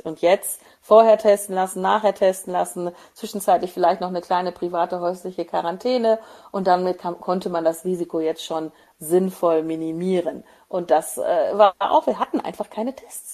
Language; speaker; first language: German; native; German